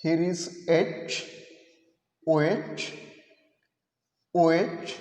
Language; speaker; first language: English; non-native, local second language; Marathi